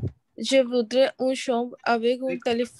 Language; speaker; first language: French; non-native, learner; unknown